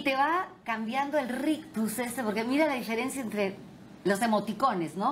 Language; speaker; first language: Spanish; native; Spanish